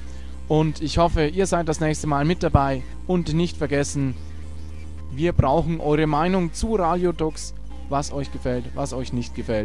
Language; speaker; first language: German; native; German